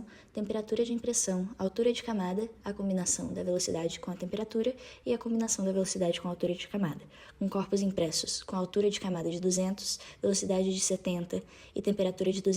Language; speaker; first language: Portuguese; native; Portuguese